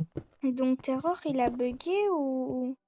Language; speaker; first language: French; native; French